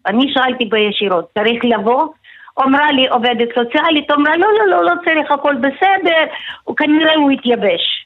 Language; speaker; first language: Hebrew; non-native, fluent; Russian